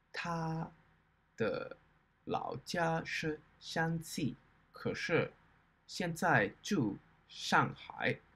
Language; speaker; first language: Chinese; non-native, learner; English